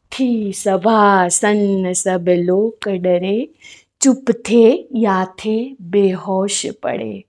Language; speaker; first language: Hindi; non-native, local second language; Gujarati